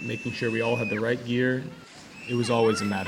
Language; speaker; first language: English; native; English